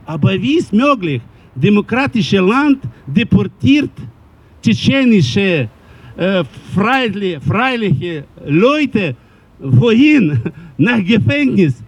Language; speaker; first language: German; non-native, learner; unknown